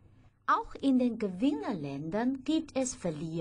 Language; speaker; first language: German; non-native, fluent; Chinese